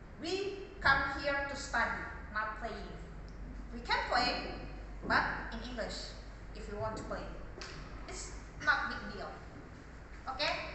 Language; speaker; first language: English; non-native, learner; Indonesian